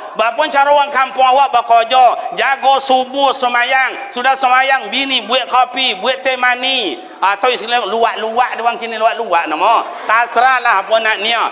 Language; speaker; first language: Malay; native; Malay